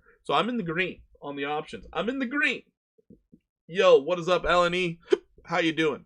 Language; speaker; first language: English; native; English